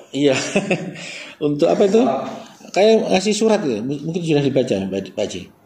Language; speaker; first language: Indonesian; native; Indonesian